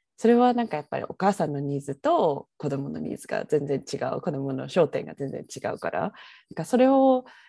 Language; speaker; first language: Japanese; native; Japanese